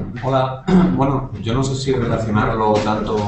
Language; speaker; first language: Spanish; native; Spanish